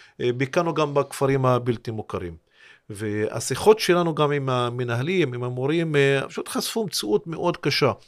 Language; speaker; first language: Hebrew; non-native, local second language; Arabic